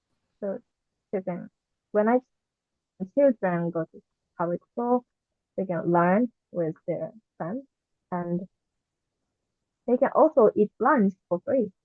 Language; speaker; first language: English; non-native, learner; Japanese